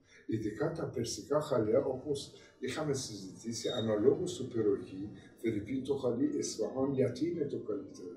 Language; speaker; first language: Greek; non-native, learner; Persian